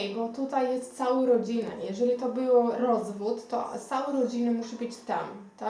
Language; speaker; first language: Polish; non-native, learner; Xhosa